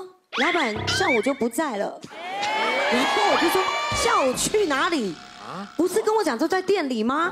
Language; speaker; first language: Chinese; native; Chinese